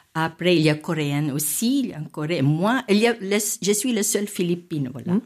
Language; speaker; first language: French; non-native, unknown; Filipino